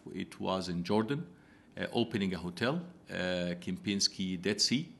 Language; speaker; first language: English; non-native, fluent; Italian